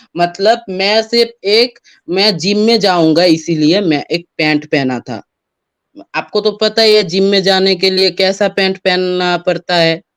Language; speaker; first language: Hindi; non-native, fluent; Bangla